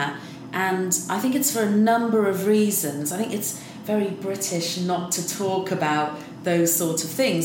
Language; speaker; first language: English; native; English